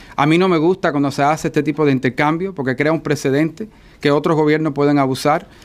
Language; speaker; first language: Spanish; early bilingual, heritage; Spanish